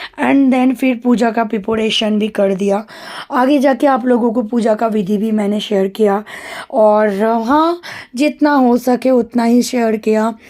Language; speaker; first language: Hindi; non-native, local second language; Bangla